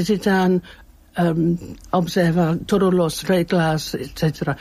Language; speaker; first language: Spanish; non-native, learner; English